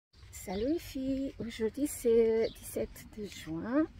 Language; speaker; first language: French; non-native, fluent; Portuguese